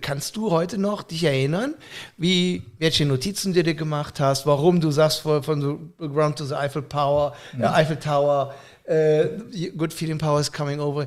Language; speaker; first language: German; native; German